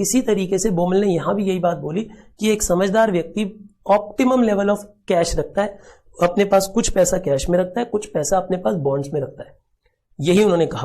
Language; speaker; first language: Hindi; native; Hindi